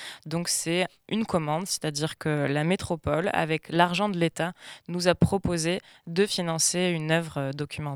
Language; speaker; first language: French; native; French